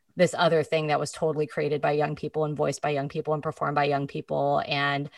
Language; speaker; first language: English; native; English